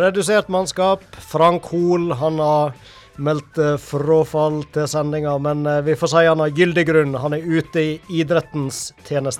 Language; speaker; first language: Norwegian; native; Norwegian